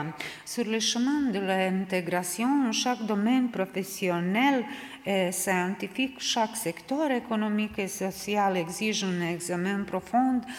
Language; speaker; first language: French; non-native, learner; Serbian